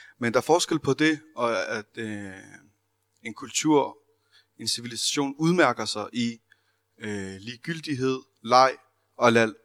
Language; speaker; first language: Danish; early bilingual, other home language; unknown